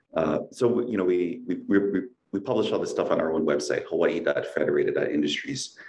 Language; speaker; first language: English; native; English